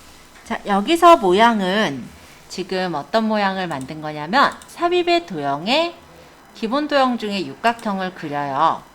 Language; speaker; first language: Korean; native; Korean